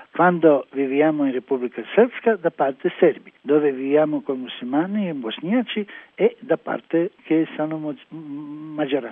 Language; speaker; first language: Italian; non-native, learner; Croatian